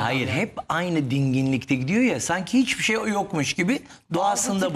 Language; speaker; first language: Turkish; native; Turkish